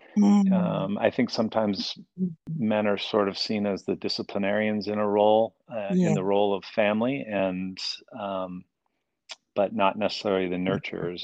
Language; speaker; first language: English; native; English